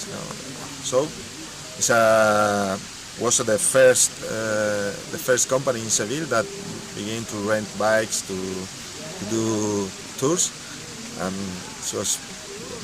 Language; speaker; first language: English; non-native, learner; Spanish